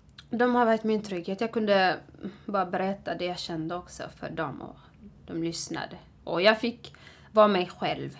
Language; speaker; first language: Swedish; non-native, fluent; Tigrinya